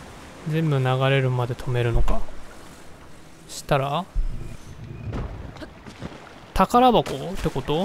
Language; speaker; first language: Japanese; native; Japanese